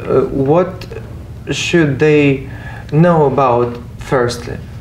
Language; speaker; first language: English; non-native, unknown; Russian